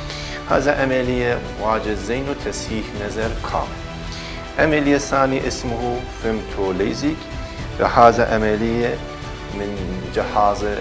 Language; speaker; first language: Arabic; non-native, learner; Persian